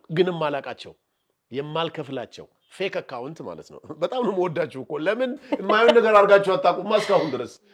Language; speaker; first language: Amharic; non-native, local second language; Oromo